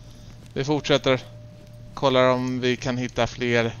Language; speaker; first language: Swedish; native; Swedish